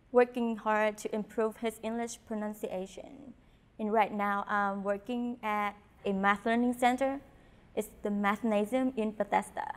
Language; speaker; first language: English; non-native, fluent; Vietnamese